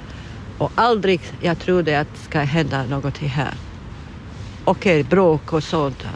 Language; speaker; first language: Swedish; non-native, learner; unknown